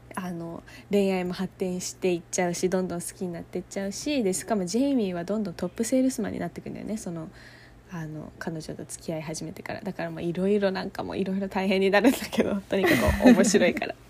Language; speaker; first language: Japanese; native; Japanese